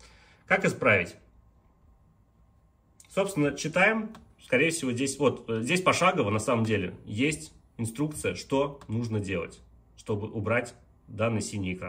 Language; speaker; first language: Russian; native; Russian